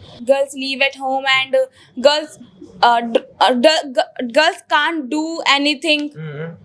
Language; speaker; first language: English; non-native, learner; Hindi